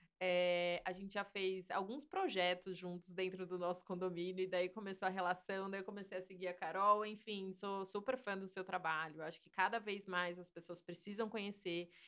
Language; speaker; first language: Portuguese; native; Portuguese